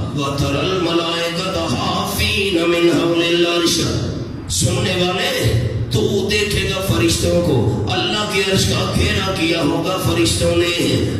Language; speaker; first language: Urdu; non-native, local second language; Pashto